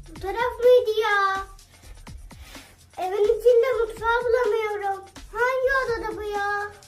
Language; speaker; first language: Turkish; native; Turkish